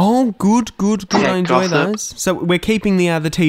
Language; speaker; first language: English; native; English